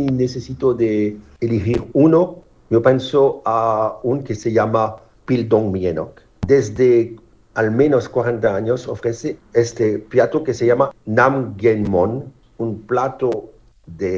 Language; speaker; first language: Spanish; non-native, learner; French